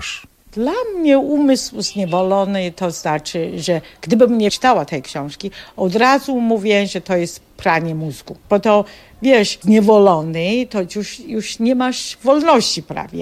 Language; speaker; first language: Polish; non-native, fluent; Chinese